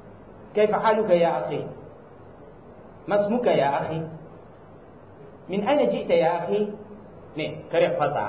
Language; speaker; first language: Arabic; non-native, fluent; Thai